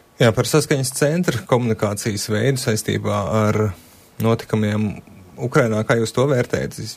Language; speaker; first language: Latvian; native; Latvian